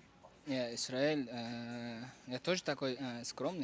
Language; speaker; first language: Russian; non-native, fluent; Uzbek